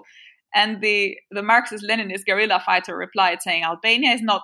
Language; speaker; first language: English; non-native, fluent; French